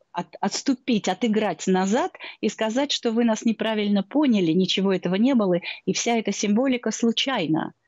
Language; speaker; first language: Russian; native; Russian